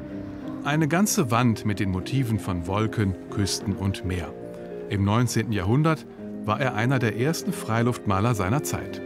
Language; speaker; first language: German; native; German